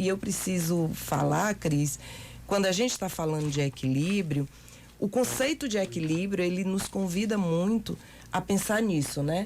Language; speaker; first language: Portuguese; native; Portuguese